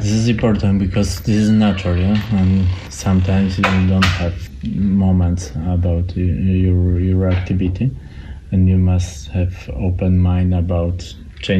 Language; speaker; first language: English; non-native, learner; Polish